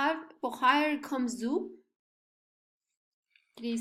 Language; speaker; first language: German; non-native, learner; Spanish